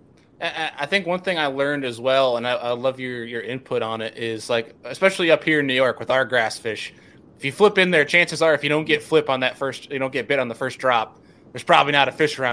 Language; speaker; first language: English; native; English